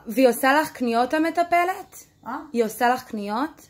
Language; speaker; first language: Hebrew; native; Hebrew